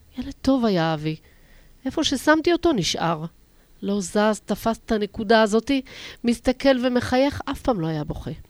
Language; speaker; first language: Hebrew; native; Hebrew